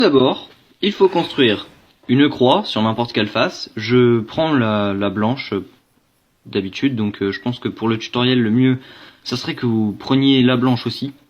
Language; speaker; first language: French; native; French